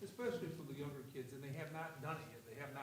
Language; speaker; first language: English; native; English